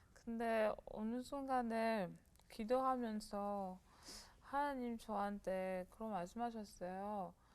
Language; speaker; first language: Korean; non-native, fluent; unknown